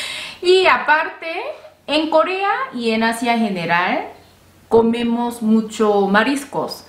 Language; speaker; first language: Spanish; non-native, fluent; Korean